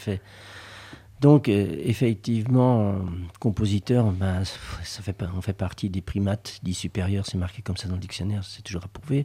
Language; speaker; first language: French; native; French